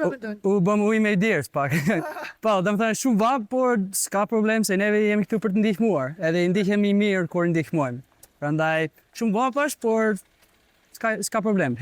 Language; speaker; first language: Albanian; non-native, fluent; English